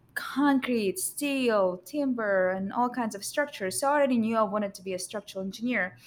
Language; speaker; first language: English; non-native, fluent; Russian